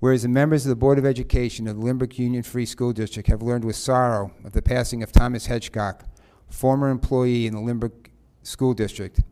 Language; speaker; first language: English; native; English